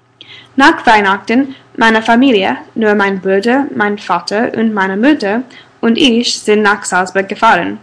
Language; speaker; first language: German; non-native, learner; English